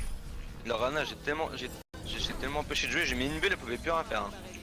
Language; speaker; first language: French; native; French